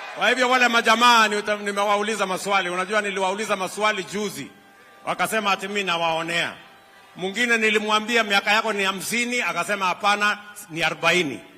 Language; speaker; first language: Swahili; non-native, local second language; Kalenjin